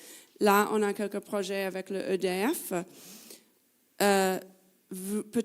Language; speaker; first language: French; non-native, fluent; English